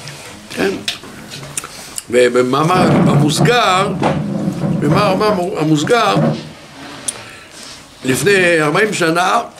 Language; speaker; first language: Hebrew; non-native, fluent; French